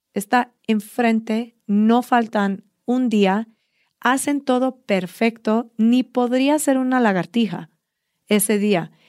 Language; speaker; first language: Spanish; early bilingual, heritage; Spanish